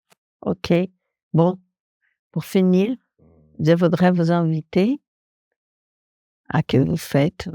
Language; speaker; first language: French; non-native, fluent; Portuguese